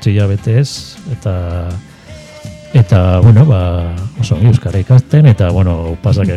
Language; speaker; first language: Basque; non-native, local second language; Spanish